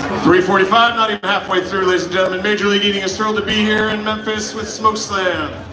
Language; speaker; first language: English; native; English